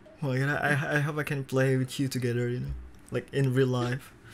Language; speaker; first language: English; non-native, fluent; Indonesian